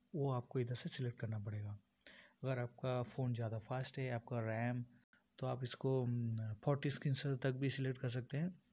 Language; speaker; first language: Hindi; non-native, local second language; Bangla